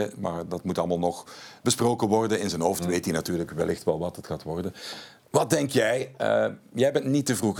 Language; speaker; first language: Dutch; native; Dutch